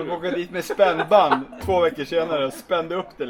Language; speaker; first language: Swedish; native; Swedish